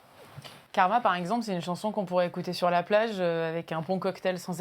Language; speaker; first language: French; native; French